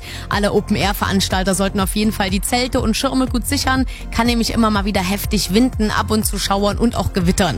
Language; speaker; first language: German; native; German